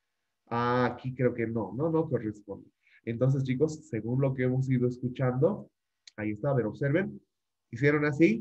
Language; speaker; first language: Spanish; native; Spanish